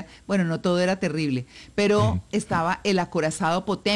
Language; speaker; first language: Spanish; native; Spanish